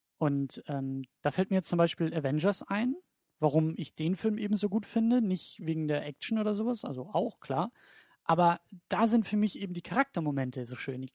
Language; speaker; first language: German; native; German